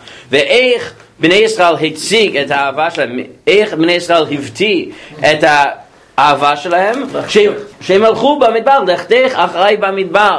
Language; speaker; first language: Hebrew; non-native, fluent; English